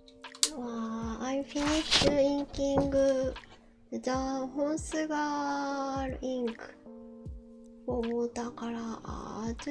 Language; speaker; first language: English; non-native, learner; Japanese